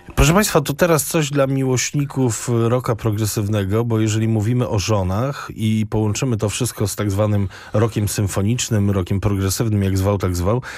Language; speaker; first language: Polish; native; Polish